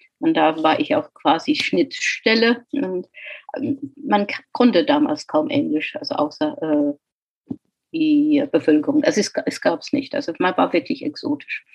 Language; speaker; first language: German; non-native, fluent; English